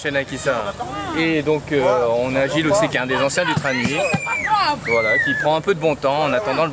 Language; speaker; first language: French; native; French